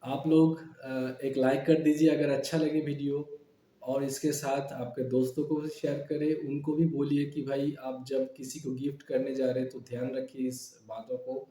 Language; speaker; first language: Hindi; non-native, local second language; Bangla